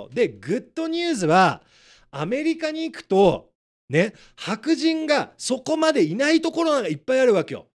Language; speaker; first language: Japanese; native; Japanese